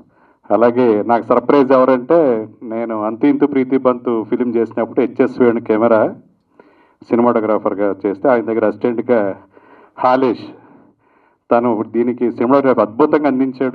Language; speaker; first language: Telugu; native; Telugu